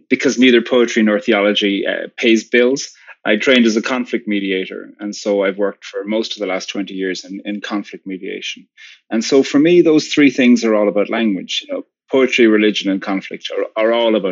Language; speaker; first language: English; native; English